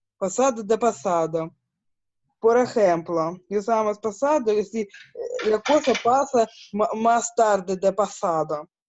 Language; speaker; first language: Spanish; non-native, learner; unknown